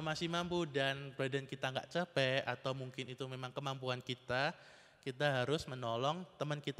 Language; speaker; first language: Indonesian; native; Indonesian